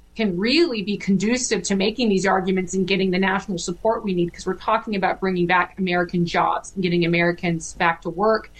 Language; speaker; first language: English; native; English